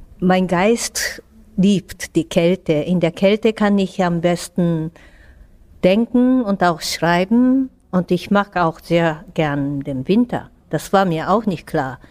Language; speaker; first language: German; non-native, fluent; Japanese